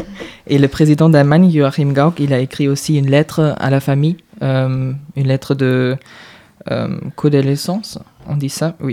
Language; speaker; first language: French; non-native, fluent; German